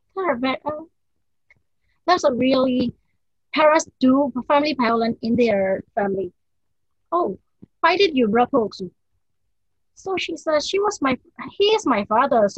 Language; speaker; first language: English; non-native, learner; Burmese